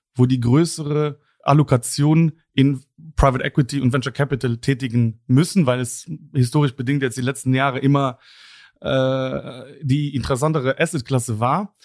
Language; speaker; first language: German; non-native, local second language; Luxembourgish